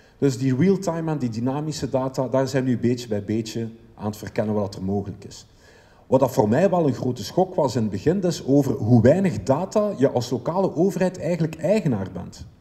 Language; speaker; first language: Dutch; native; Dutch